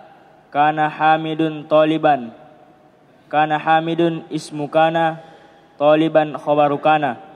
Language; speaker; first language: Arabic; non-native, learner; Indonesian